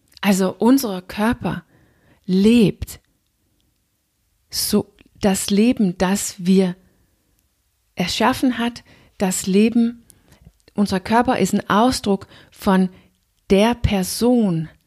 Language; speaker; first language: German; non-native, fluent; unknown